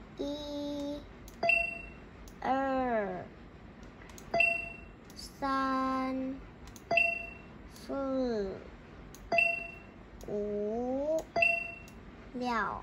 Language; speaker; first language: Chinese; non-native, learner; Thai